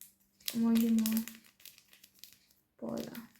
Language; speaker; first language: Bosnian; non-native, learner; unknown